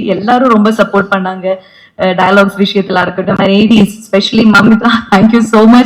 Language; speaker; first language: Tamil; non-native, fluent; Malayalam